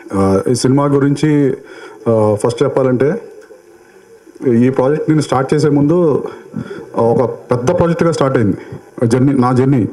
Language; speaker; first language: Telugu; native; Telugu